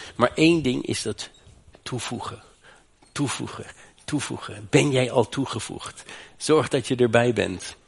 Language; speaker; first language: Dutch; non-native, fluent; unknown